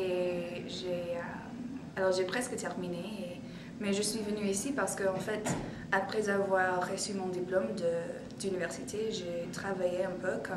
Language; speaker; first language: French; non-native, fluent; English